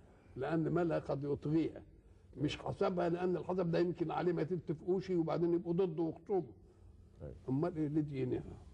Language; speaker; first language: Arabic; native; Arabic